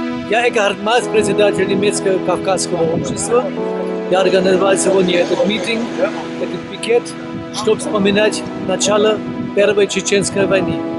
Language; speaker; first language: Russian; non-native, fluent; German